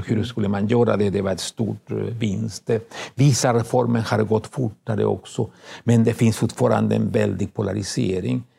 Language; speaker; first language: Swedish; non-native, fluent; Spanish